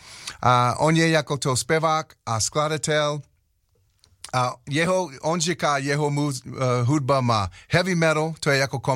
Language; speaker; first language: Czech; non-native, learner; English